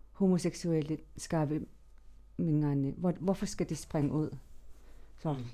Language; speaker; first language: Danish; non-native, local second language; Kalaallisut